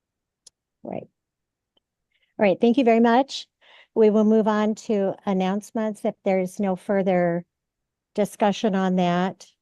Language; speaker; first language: English; native; English